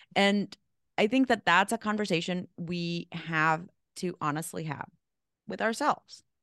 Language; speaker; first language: English; non-native, fluent; Spanish